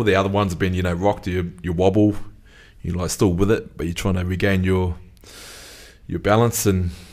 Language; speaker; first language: English; native; English